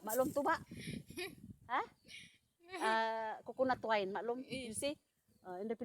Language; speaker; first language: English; non-native, learner; Filipino